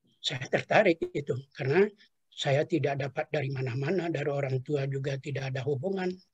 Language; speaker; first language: Indonesian; non-native, local second language; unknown